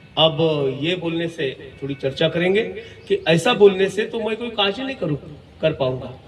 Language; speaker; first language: Hindi; non-native, local second language; Marathi